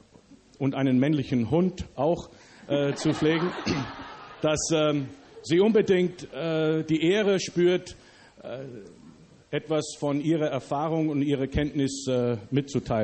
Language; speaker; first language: German; early bilingual, other home language; English